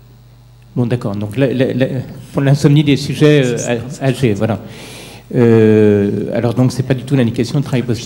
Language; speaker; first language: French; native; French